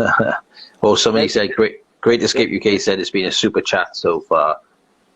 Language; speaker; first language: English; native; English